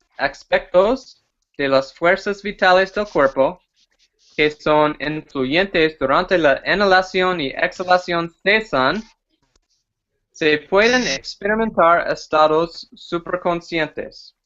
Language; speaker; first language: Spanish; non-native, fluent; English